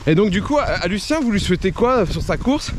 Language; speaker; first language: French; native; French